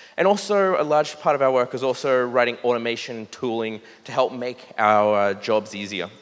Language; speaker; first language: English; native; English